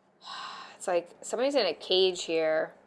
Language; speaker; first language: English; native; English